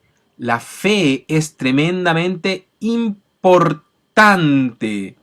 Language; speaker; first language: Spanish; native; Spanish